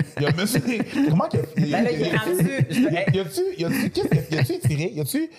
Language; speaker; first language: French; native; French